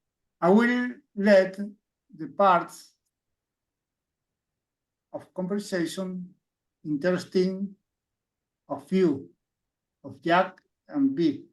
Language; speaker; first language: English; non-native, learner; Spanish